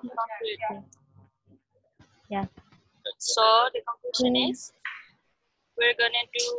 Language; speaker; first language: English; non-native, learner; Malay